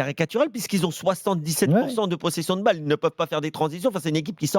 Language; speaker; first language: French; native; French